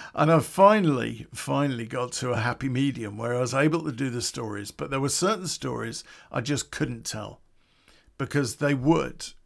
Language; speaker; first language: English; native; English